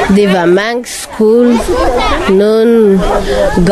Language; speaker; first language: Danish; non-native, local second language; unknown